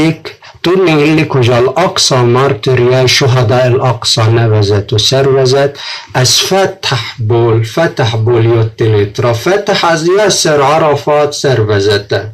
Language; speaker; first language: Hungarian; non-native, fluent; Arabic